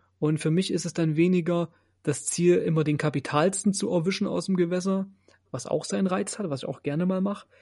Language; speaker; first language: German; native; German